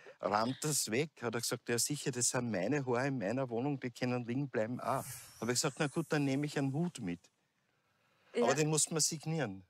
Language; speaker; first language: German; native; German